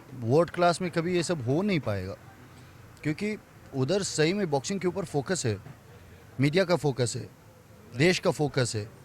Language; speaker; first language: Hindi; non-native, fluent; Persian